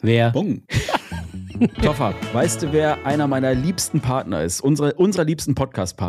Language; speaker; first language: German; native; German